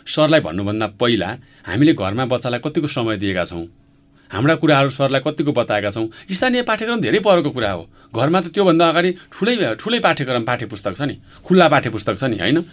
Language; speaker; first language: Nepali; native; Nepali